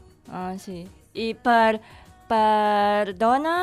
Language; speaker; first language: Catalan; non-native, learner; Indonesian